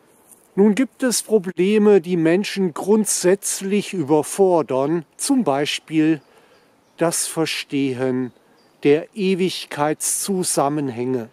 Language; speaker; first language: German; native; German